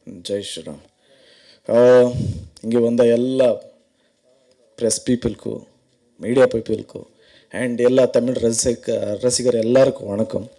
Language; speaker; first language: Tamil; non-native, learner; Kannada